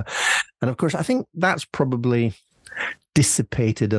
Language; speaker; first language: English; native; English